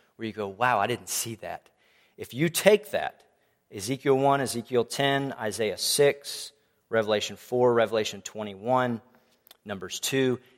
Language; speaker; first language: English; native; English